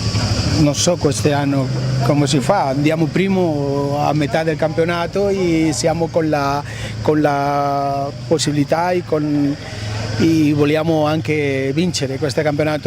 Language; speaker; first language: Italian; non-native, learner; Spanish